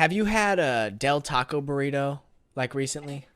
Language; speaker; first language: English; native; English